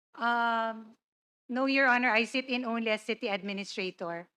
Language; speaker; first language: English; non-native, local second language; Cebuano